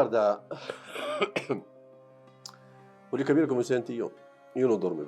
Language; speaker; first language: Italian; non-native, learner; Arabic